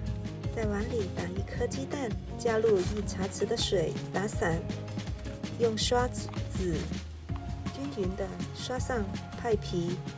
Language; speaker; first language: Chinese; native; Chinese